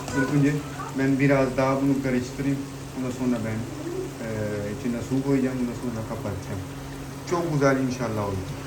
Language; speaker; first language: Turkish; non-native, learner; Urdu